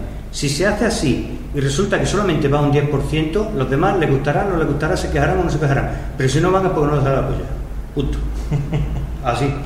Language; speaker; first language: Spanish; native; Spanish